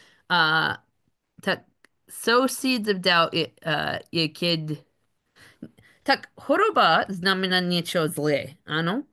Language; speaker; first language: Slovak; non-native, learner; English